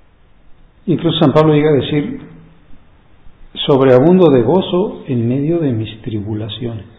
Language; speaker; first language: Spanish; native; Spanish